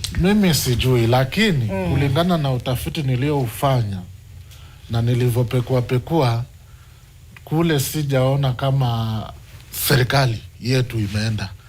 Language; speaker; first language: Swahili; non-native, local second language; Giryama